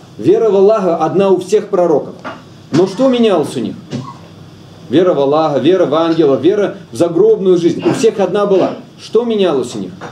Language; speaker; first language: Russian; native; Russian